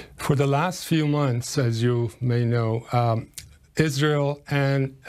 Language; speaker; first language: English; non-native, fluent; Persian